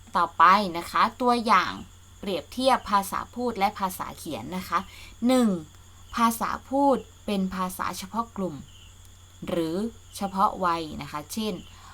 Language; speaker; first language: Thai; native; Thai